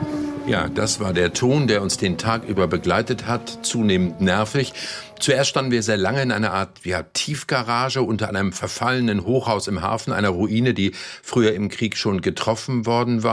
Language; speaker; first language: German; native; German